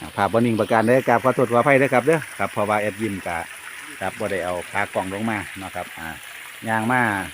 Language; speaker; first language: Thai; native; Thai